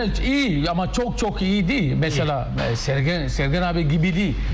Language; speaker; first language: Turkish; non-native, learner; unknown